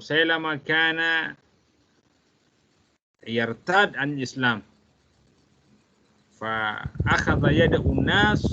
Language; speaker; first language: Arabic; non-native, fluent; Malay